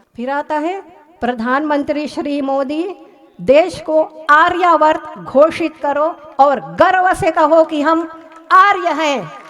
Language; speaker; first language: Hindi; early bilingual, heritage; Hindi